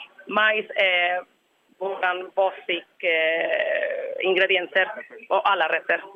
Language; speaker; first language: Swedish; non-native, fluent; Spanish